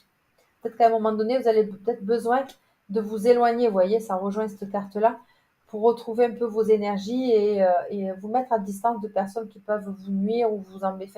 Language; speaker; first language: French; native; French